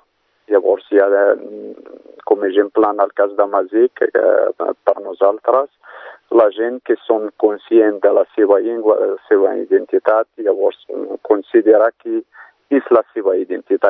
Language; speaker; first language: Catalan; non-native, fluent; Berber languages